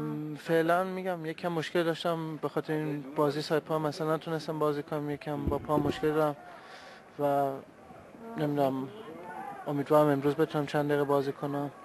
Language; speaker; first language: Persian; early bilingual, heritage; Persian